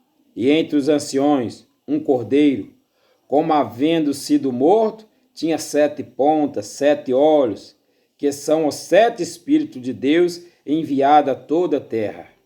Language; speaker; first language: Portuguese; native; Portuguese